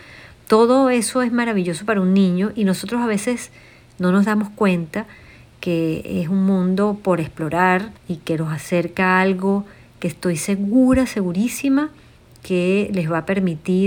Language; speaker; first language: Spanish; native; Spanish